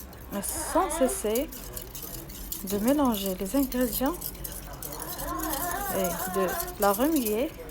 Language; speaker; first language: French; non-native, local second language; Arabic